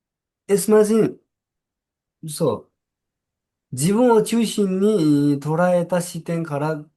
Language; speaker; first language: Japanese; non-native, fluent; Nepali